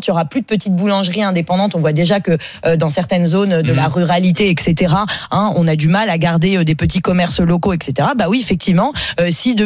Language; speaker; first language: French; native; French